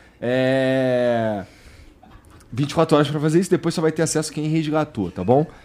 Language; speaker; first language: Portuguese; native; Portuguese